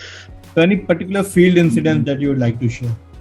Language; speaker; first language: English; non-native, local second language; Hindi